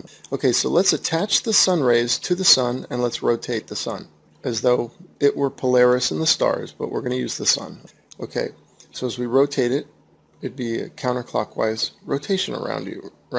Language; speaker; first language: English; native; English